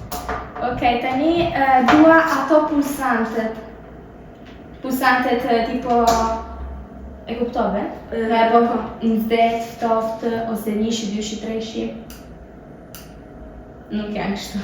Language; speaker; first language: Albanian; early bilingual, heritage; Albanian